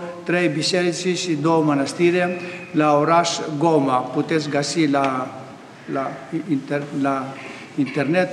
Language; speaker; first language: Romanian; non-native, fluent; Greek